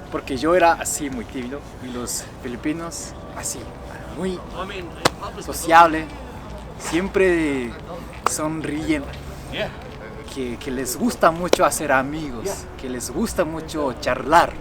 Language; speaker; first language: Spanish; non-native, fluent; Japanese